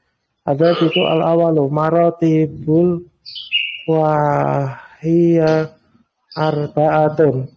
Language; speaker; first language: Arabic; non-native, learner; Indonesian